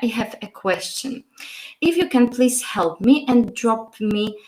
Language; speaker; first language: English; non-native, fluent; Polish